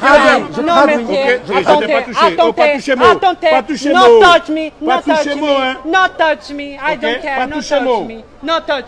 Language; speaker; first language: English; non-native, learner; Spanish